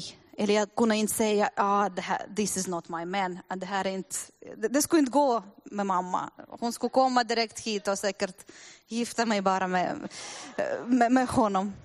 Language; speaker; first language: Swedish; non-native, fluent; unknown